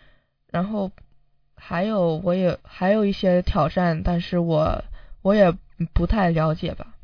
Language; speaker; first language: Chinese; early bilingual, heritage; Chinese